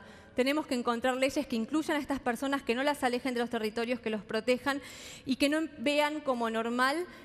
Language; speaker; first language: Spanish; native; Spanish